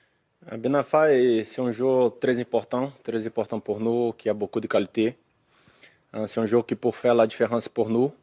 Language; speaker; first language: French; non-native, learner; Portuguese